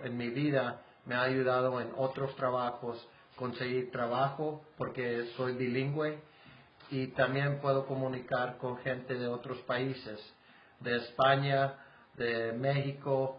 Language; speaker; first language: Spanish; early bilingual, heritage; Spanish